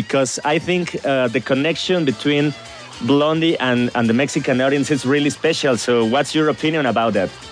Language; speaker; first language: English; non-native, fluent; Spanish